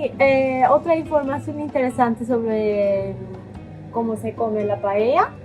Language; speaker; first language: Spanish; non-native, fluent; Turkish